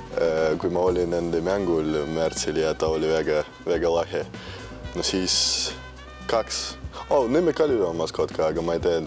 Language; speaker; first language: Estonian; non-native, local second language; Russian